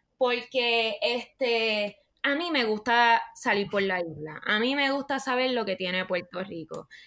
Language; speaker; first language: Spanish; native; Spanish